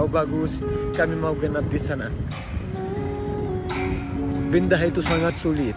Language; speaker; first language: Indonesian; non-native, fluent; Arabic